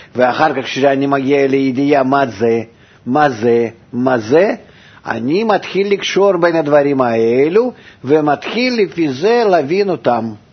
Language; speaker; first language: Hebrew; non-native, fluent; Russian